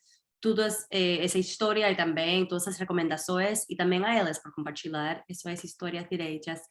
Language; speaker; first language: Portuguese; non-native, fluent; Spanish